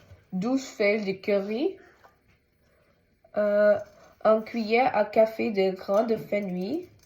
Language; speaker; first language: French; non-native, learner; Tamil